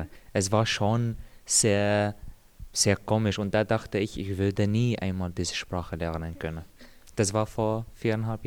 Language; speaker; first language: German; non-native, fluent; Arabic